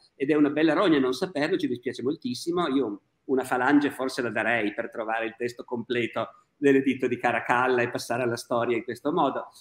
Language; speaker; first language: Italian; native; Italian